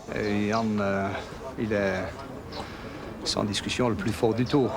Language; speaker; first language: French; non-native, fluent; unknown